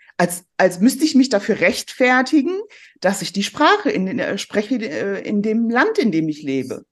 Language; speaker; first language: German; early bilingual, other home language; Persian